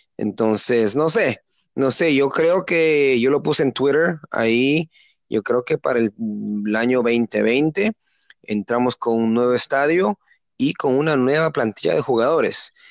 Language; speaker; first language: Spanish; native; Spanish